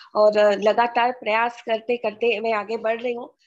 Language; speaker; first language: Hindi; native; Hindi